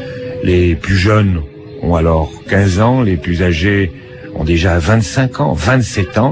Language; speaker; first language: French; native; French